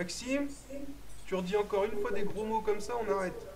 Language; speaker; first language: French; native; French